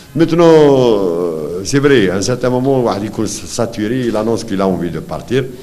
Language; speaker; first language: French; non-native, local second language; Arabic